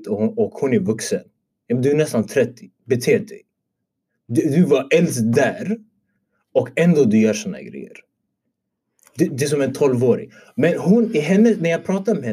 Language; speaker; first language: Swedish; early bilingual, other home language; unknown